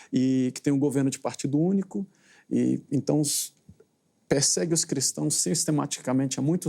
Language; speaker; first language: Portuguese; native; Portuguese